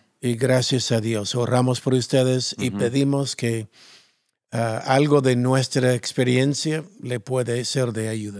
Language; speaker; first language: Spanish; non-native, fluent; English